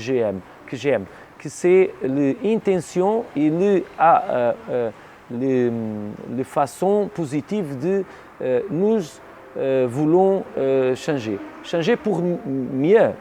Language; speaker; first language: French; non-native, learner; Portuguese